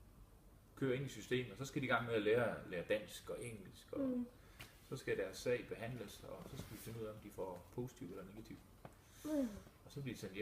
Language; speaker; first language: Danish; native; Danish